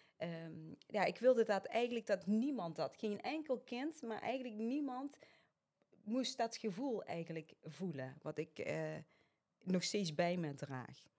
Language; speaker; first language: Dutch; early bilingual, other home language; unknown